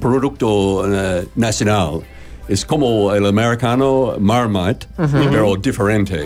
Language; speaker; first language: Spanish; non-native, learner; English